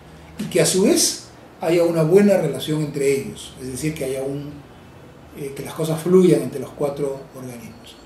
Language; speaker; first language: Spanish; native; Spanish